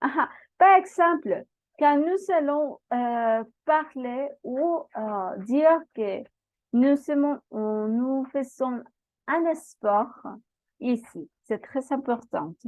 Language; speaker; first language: French; non-native, fluent; Spanish